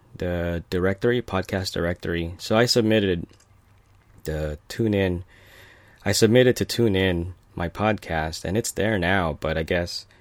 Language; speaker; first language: English; early bilingual, other home language; Filipino